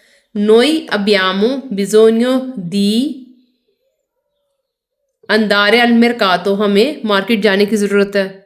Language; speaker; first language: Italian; non-native, fluent; Urdu